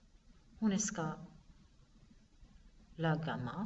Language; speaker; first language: Swedish; non-native, fluent; Persian